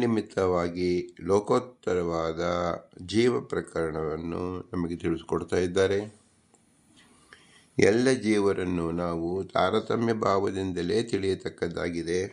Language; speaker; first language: Kannada; native; Kannada